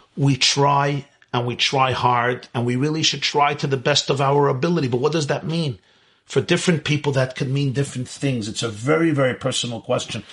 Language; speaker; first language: English; native; English